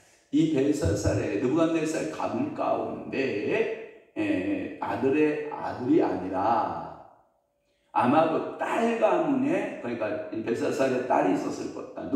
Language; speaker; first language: Korean; native; Korean